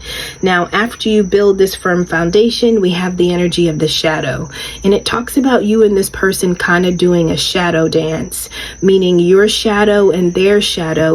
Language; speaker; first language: English; native; English